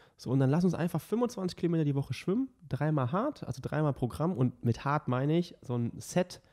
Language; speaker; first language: German; native; German